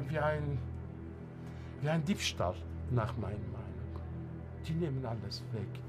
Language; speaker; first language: German; non-native, learner; Turkish